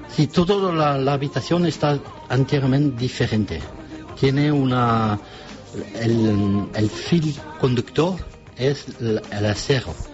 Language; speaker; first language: Spanish; non-native, learner; French